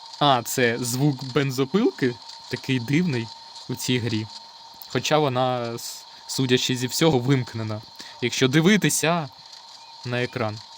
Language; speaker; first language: Ukrainian; non-native, local second language; Russian